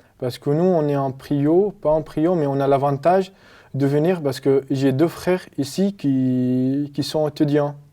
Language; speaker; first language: French; non-native, learner; Arabic